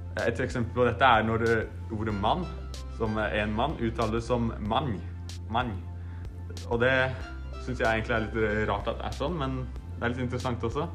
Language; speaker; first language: Norwegian; native; Norwegian